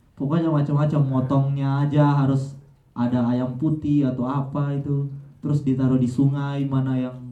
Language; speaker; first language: Indonesian; native; Indonesian